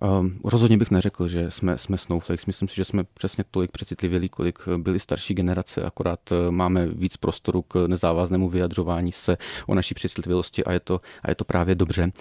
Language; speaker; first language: Czech; early bilingual, other home language; Russian